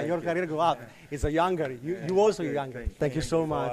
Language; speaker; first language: English; non-native, learner; Italian